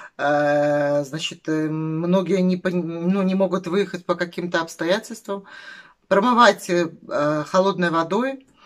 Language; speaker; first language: Russian; native; Russian